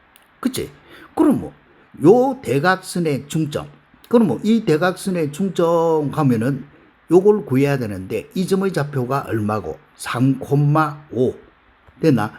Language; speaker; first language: Korean; native; Korean